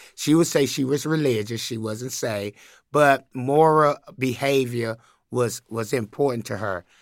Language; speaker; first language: English; native; English